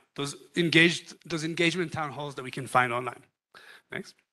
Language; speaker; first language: English; non-native, fluent; Hebrew